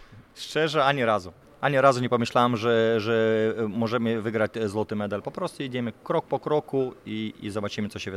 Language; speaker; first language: Polish; non-native, fluent; Lithuanian